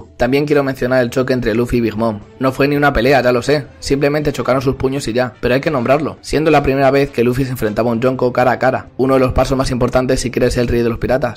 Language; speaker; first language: Spanish; native; Spanish